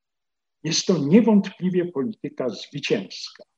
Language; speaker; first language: Polish; native; Polish